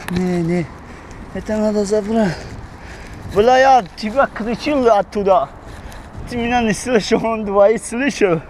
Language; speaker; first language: Russian; non-native, learner; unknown